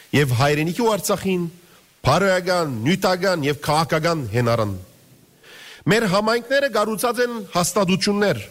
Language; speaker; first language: Armenian; early bilingual, heritage; Armenian